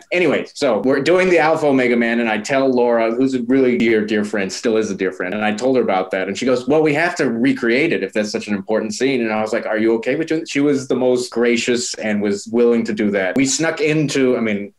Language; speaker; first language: English; native; English